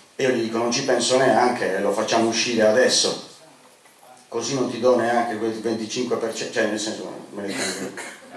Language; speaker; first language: Italian; native; Italian